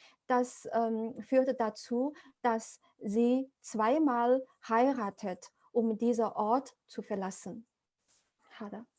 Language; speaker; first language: German; non-native, fluent; Chinese